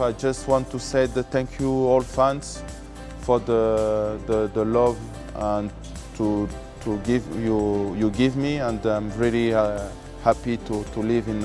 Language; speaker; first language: English; non-native, learner; French